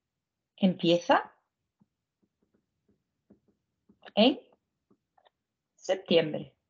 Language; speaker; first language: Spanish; non-native, fluent; Ukrainian